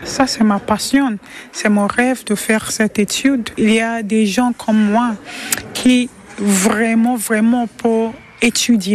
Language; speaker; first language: French; non-native, learner; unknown